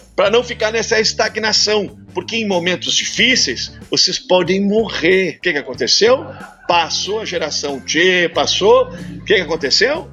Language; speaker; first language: Portuguese; native; Portuguese